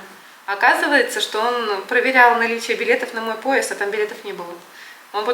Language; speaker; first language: Russian; native; Russian